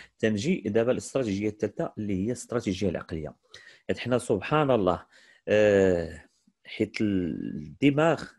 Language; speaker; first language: Arabic; native; Arabic